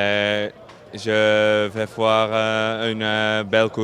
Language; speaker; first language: French; non-native, local second language; Dutch